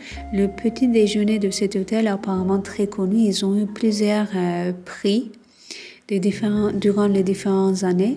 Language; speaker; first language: French; non-native, fluent; Turkish